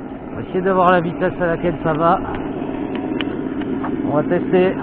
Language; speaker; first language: French; native; French